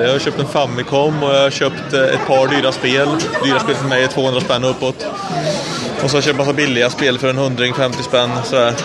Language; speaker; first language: Swedish; native; Swedish